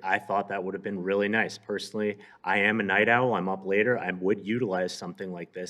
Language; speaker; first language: English; native; English